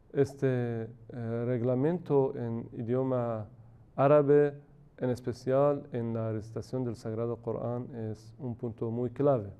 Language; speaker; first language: Spanish; non-native, fluent; Persian